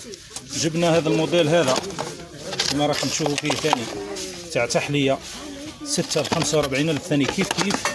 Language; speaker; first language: Arabic; native; Arabic